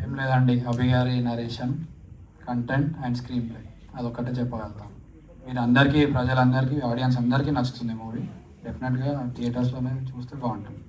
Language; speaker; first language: Telugu; native; Telugu